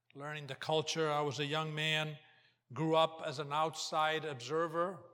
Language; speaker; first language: English; early bilingual, other home language; Portuguese